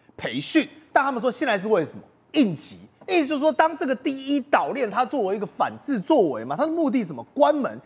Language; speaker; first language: Chinese; native; Chinese